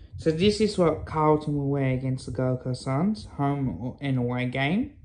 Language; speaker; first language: English; native; English